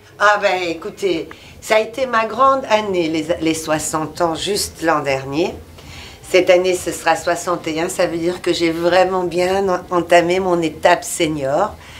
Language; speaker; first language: French; early bilingual, other home language; Portuguese